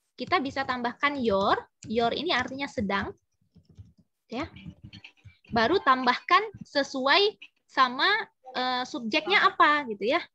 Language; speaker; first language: Indonesian; native; Indonesian